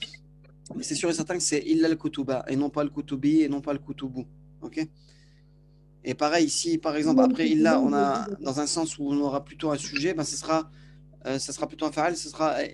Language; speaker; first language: French; native; French